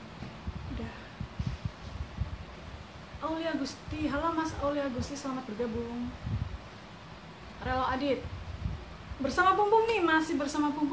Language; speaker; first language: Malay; non-native, local second language; Javanese